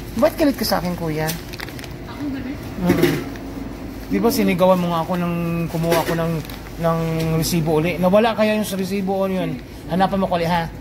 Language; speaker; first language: Filipino; non-native, local second language; Cebuano